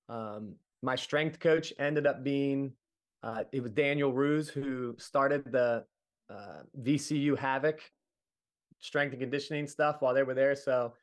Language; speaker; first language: English; native; English